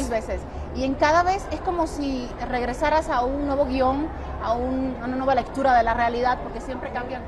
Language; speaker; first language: Spanish; native; Spanish